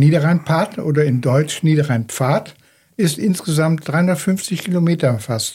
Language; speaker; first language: German; native; German